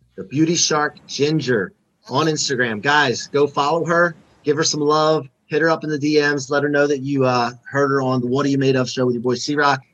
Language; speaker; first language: English; non-native, fluent; Chinese